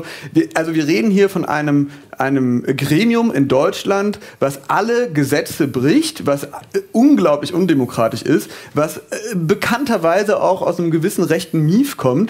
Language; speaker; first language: German; native; German